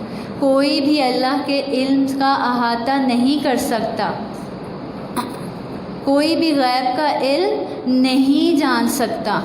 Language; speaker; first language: Urdu; native; Urdu